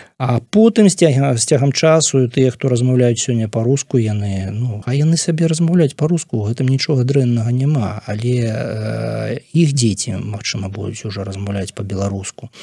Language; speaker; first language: Belarusian; non-native, local second language; Russian